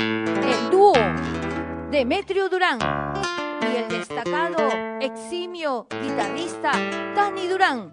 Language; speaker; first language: Spanish; native; Spanish